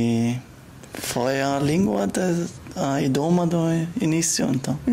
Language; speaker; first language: Portuguese; non-native, learner; German